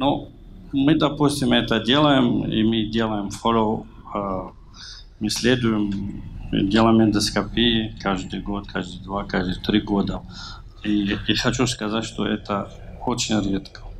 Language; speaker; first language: Russian; non-native, fluent; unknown